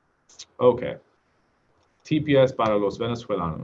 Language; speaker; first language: Spanish; non-native, learner; English